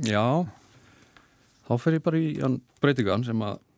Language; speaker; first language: Icelandic; native; Icelandic